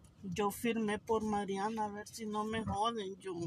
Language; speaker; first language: Spanish; native; Spanish